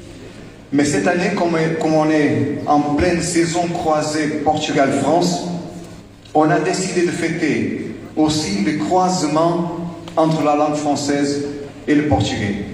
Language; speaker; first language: French; non-native, fluent; Portuguese